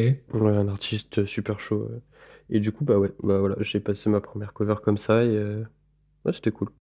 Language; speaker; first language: French; native; French